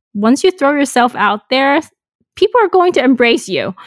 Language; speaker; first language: English; non-native, local second language; Cantonese